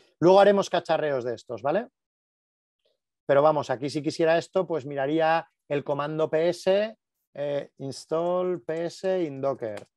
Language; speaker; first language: Spanish; native; Spanish